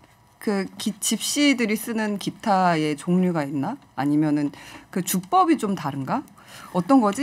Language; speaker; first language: Korean; native; Korean